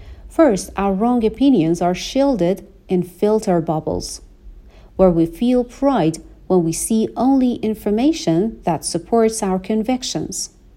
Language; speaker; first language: English; non-native, fluent; Persian